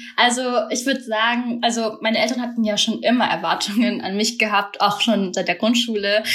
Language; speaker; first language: German; early bilingual, other home language; Vietnamese